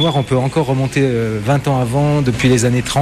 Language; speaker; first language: French; native; French